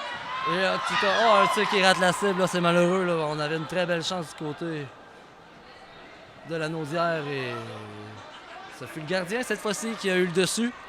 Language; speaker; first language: French; native; French